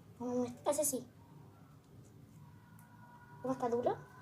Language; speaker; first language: Spanish; native; Spanish